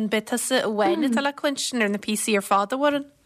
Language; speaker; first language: Irish; native; Irish